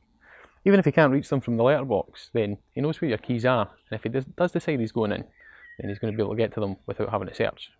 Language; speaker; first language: English; native; English